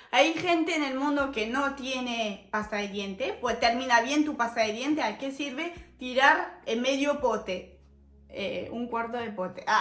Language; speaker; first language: Spanish; non-native, fluent; French